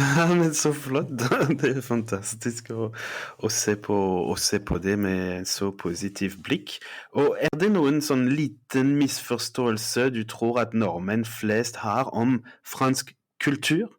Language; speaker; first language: Norwegian; non-native, fluent; French